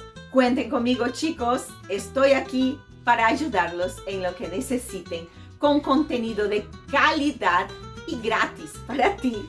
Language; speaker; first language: Spanish; non-native, fluent; Portuguese